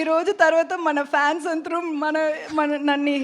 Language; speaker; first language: Telugu; non-native, learner; Tamil